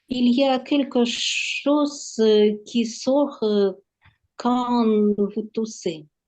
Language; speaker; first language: French; non-native, learner; Ukrainian